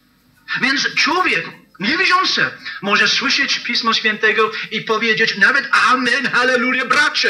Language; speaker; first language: Polish; non-native, learner; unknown